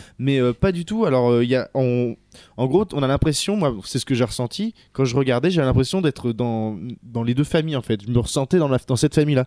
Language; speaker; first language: French; native; French